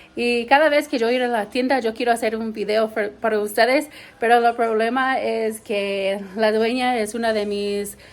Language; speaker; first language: Spanish; non-native, learner; English